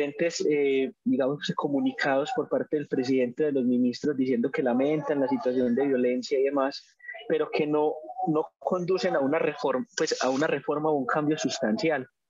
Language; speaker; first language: Spanish; native; Spanish